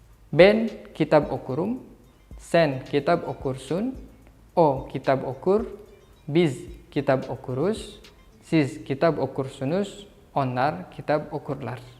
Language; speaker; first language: Turkish; non-native, learner; Indonesian